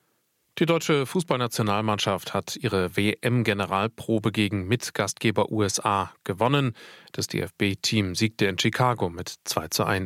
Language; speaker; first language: German; native; German